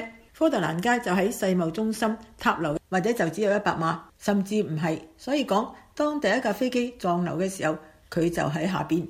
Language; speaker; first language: Chinese; non-native, local second language; Cantonese